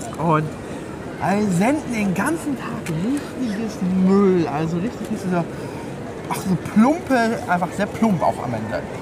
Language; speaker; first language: German; native; German